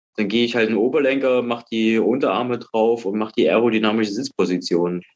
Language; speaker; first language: German; native; German